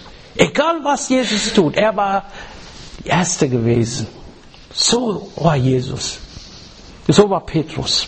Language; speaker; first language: German; non-native, learner; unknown